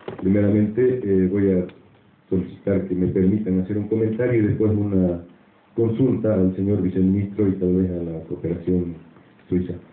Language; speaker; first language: Spanish; non-native, fluent; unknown